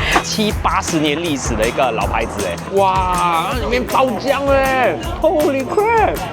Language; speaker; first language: Chinese; native; Chinese